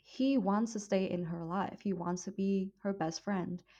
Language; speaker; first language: English; non-native, fluent; Vietnamese